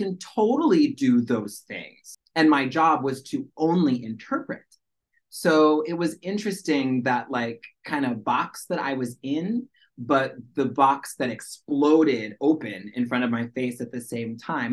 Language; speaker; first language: English; early bilingual, other home language; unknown